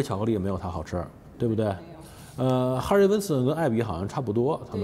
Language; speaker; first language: Chinese; native; Chinese